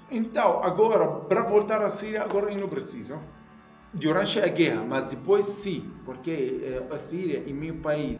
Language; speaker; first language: Portuguese; non-native, learner; Arabic